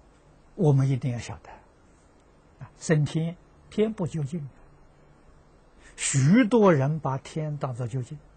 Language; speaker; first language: Chinese; native; Chinese